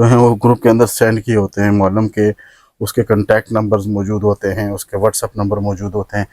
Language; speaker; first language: Urdu; native; Urdu